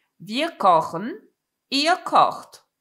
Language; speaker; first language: German; non-native, fluent; Polish